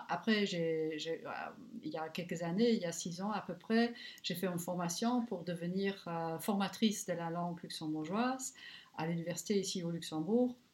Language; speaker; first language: French; non-native, local second language; Luxembourgish